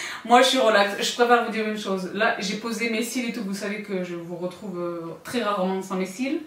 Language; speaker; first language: French; native; French